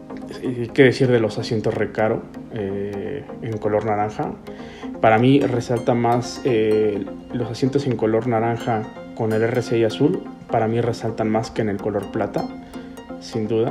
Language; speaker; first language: Spanish; native; Spanish